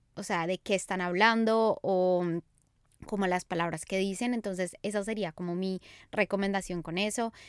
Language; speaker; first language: English; non-native, fluent; Spanish